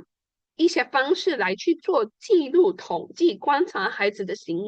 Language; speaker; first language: Chinese; native; Chinese